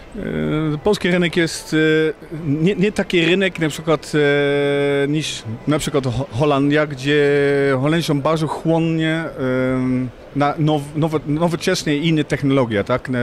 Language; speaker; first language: Polish; non-native, fluent; Dutch